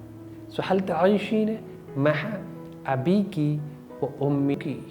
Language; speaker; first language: Arabic; non-native, fluent; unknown